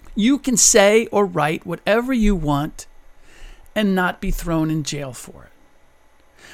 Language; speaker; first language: English; early bilingual, other home language; German